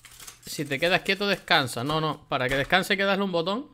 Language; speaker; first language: Spanish; native; Spanish